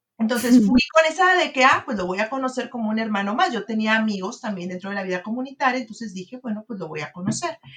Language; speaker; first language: Spanish; native; Spanish